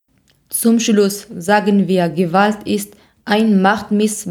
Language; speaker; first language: German; non-native, learner; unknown